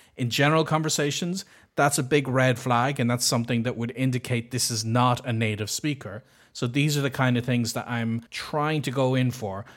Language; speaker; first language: English; native; English